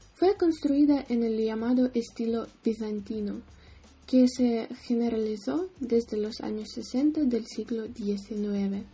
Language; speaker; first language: Spanish; non-native, fluent; Ukrainian